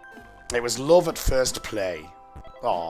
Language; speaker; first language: English; native; English